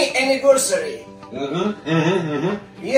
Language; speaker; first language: English; non-native, learner; Russian